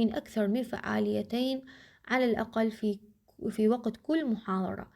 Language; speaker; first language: Arabic; native; Arabic